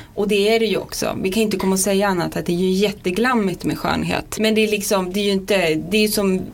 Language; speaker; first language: Swedish; native; Swedish